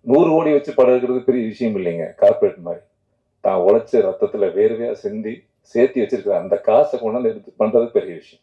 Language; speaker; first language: Tamil; native; Tamil